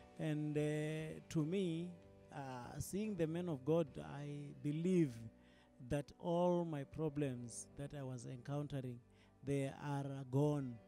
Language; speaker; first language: English; non-native, local second language; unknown